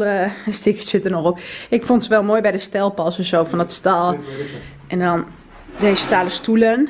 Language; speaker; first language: Dutch; native; Dutch